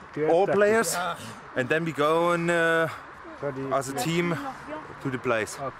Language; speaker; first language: English; non-native, learner; German